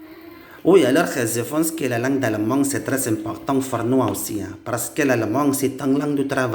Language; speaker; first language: French; non-native, learner; Indonesian